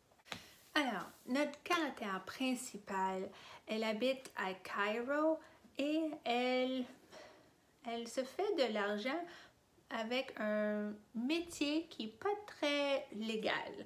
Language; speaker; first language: French; non-native, fluent; English